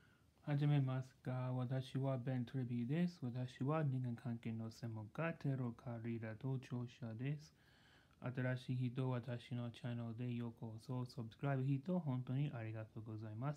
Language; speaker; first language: Japanese; non-native, learner; English